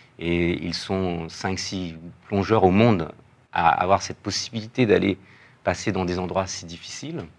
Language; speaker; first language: French; native; French